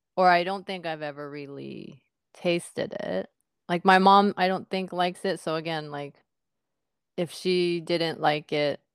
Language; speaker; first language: English; non-native, fluent; Japanese